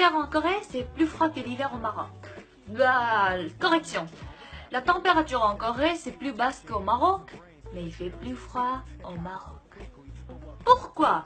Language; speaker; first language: French; non-native, fluent; Korean